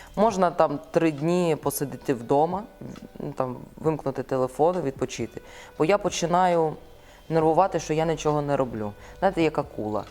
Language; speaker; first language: Ukrainian; non-native, local second language; Russian